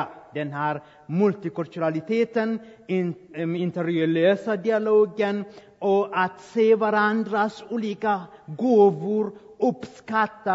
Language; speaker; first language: Swedish; non-native, fluent; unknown